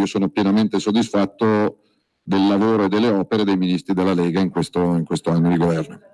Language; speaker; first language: Italian; native; Italian